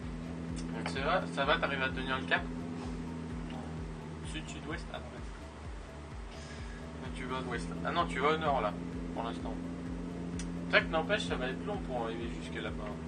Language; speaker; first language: French; native; French